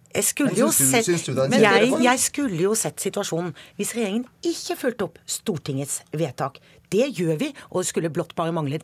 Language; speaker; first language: Norwegian; native; Norwegian